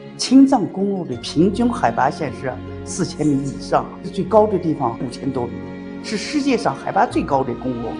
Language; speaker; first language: Chinese; native; Chinese